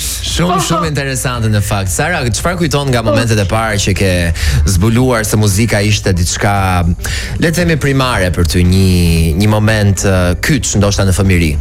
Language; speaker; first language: Albanian; native; Albanian